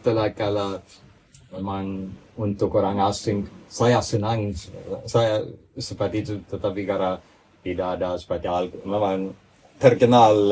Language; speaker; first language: Indonesian; non-native, fluent; Swedish